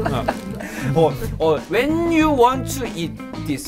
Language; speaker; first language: English; non-native, learner; Korean